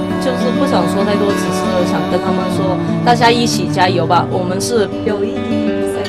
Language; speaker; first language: Chinese; non-native, learner; Vietnamese